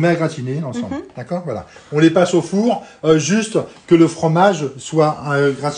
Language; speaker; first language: French; native; French